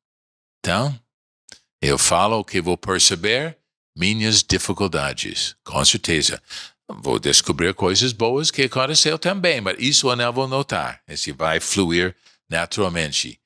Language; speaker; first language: Portuguese; non-native, fluent; English